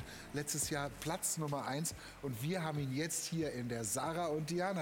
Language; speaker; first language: German; native; German